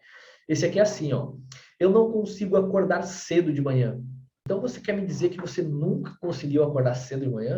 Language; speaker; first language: Portuguese; native; Portuguese